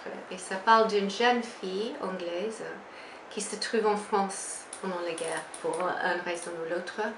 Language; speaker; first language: French; non-native, fluent; English